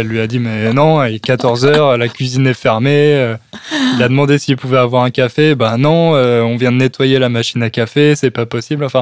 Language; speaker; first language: French; native; French